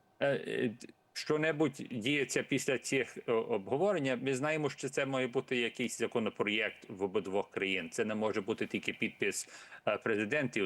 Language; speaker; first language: Ukrainian; early bilingual, heritage; Ukrainian